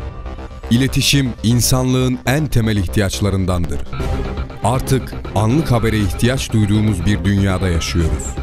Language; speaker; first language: Turkish; native; Turkish